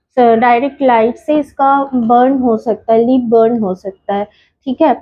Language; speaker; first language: Hindi; non-native, local second language; Bangla